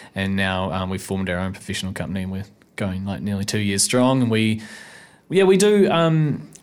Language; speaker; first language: English; native; English